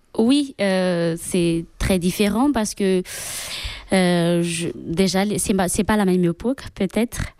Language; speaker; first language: French; non-native, local second language; Malagasy